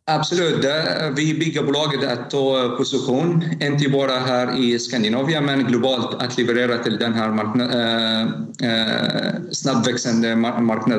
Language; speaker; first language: Swedish; non-native, fluent; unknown